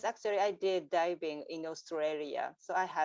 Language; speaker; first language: English; non-native, learner; Japanese